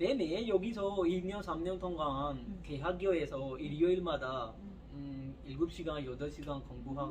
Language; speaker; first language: Korean; non-native, learner; Urdu